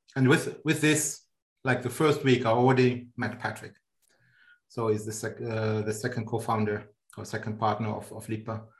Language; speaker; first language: English; non-native, fluent; German